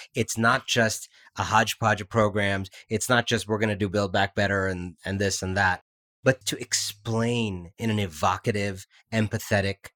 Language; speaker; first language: English; native; English